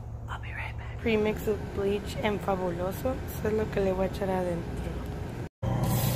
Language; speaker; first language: Spanish; early bilingual, heritage; Spanish